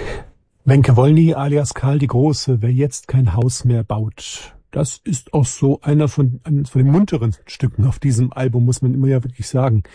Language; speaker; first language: German; native; German